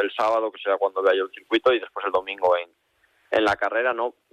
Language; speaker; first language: Spanish; native; Spanish